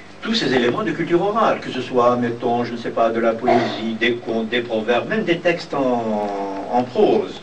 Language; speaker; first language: French; non-native, local second language; Kabyle